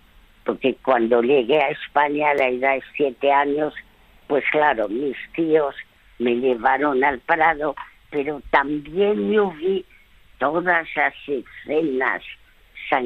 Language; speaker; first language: Spanish; non-native, fluent; French